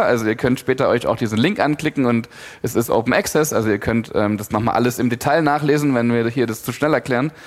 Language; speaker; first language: German; native; German